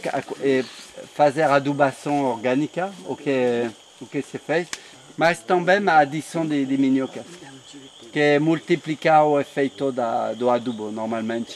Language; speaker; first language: Portuguese; non-native, fluent; French